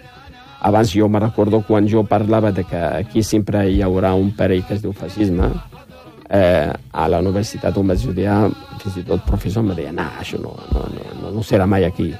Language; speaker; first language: Catalan; non-native, fluent; Riffian